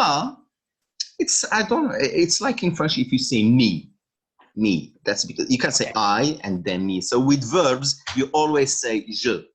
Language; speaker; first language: English; non-native, fluent; Arabic